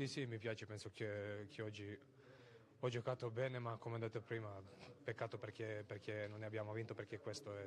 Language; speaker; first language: Italian; non-native, learner; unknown